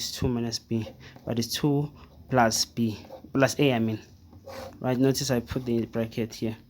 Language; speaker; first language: English; non-native, fluent; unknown